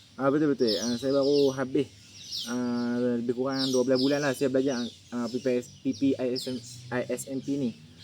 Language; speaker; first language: Malay; native; Malay